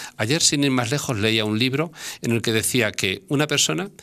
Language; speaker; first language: Spanish; native; Spanish